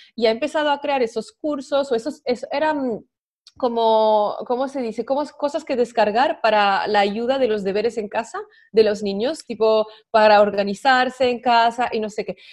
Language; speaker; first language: Spanish; non-native, fluent; French